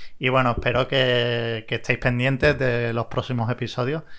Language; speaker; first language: Spanish; native; Spanish